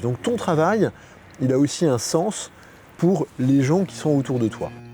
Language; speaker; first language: French; native; French